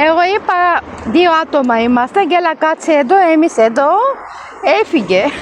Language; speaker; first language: Greek; non-native, learner; Armenian